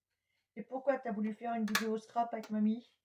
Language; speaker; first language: French; native; French